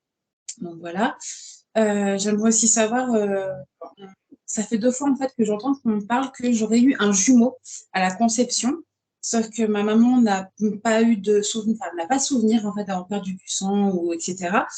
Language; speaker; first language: French; native; French